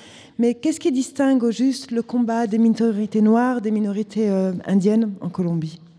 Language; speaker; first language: French; native; French